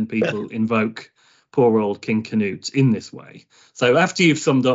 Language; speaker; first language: English; native; English